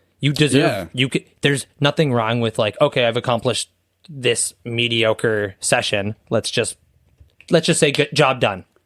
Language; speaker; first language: English; native; English